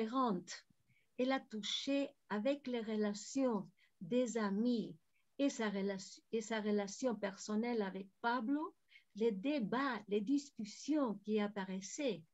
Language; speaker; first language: French; non-native, fluent; Spanish